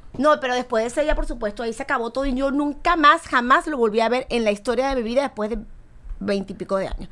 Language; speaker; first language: Spanish; native; Spanish